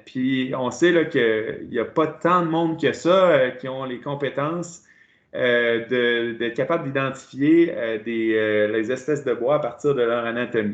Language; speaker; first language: French; native; French